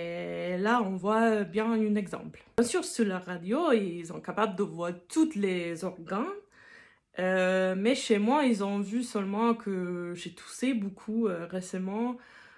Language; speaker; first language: French; non-native, fluent; English